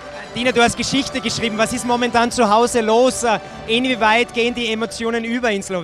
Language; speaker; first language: German; native; German